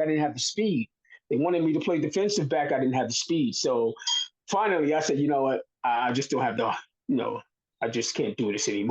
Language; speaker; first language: English; native; English